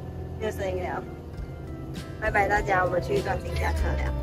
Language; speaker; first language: Chinese; native; Chinese